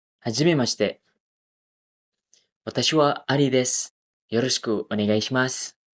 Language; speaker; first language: Japanese; non-native, learner; Malay